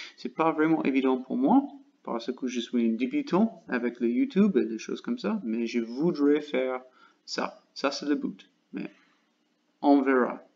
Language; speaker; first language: French; non-native, learner; English